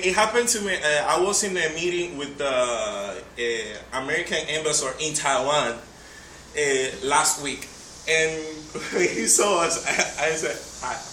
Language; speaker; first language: English; non-native, fluent; Spanish